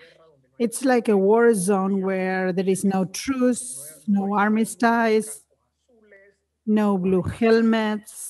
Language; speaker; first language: English; non-native, fluent; Spanish